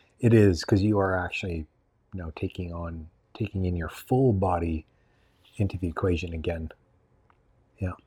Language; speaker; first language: English; native; English